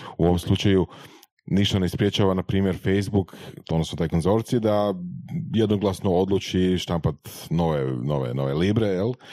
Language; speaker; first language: Croatian; native; Croatian